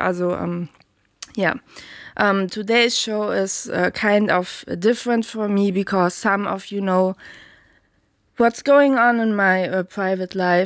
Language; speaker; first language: English; non-native, fluent; German